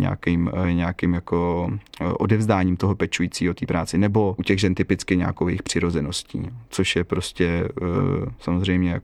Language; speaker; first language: Czech; native; Czech